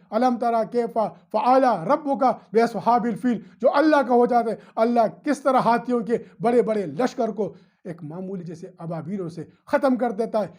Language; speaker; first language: Urdu; non-native, local second language; Pashto